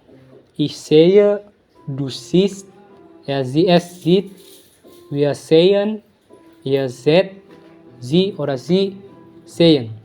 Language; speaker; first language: German; non-native, fluent; Indonesian